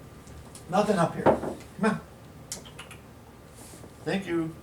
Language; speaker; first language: English; native; English